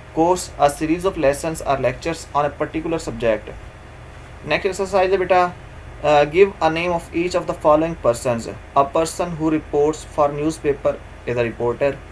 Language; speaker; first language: English; non-native, local second language; Urdu